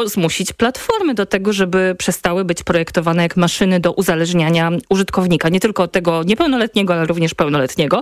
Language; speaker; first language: Polish; native; Polish